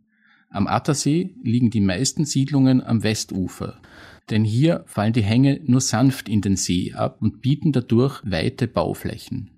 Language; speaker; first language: German; native; German